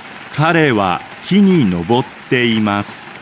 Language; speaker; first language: Japanese; non-native, learner; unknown